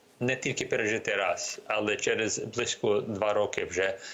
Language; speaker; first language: Ukrainian; early bilingual, heritage; Ukrainian